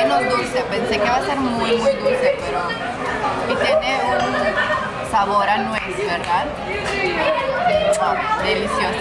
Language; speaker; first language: Spanish; non-native, fluent; Croatian